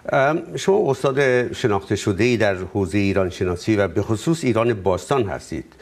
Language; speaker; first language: Persian; native; Persian